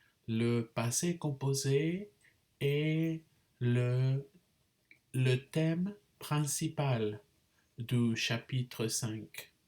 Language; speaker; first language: French; non-native, fluent; English